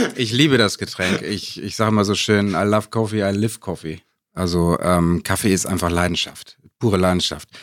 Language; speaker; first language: German; native; German